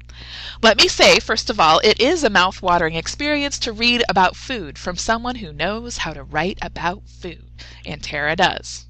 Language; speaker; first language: English; native; English